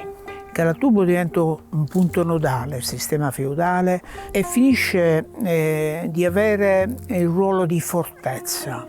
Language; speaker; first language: Italian; native; Italian